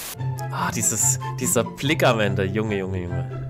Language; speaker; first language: German; native; German